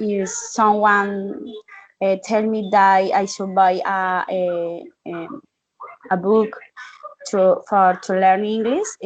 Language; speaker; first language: English; non-native, learner; Spanish